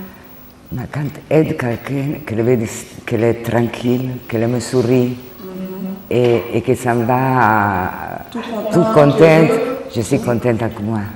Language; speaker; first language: French; non-native, learner; Italian